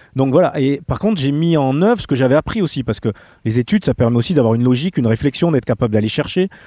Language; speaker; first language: French; native; French